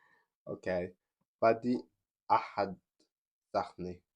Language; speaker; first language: Arabic; non-native, learner; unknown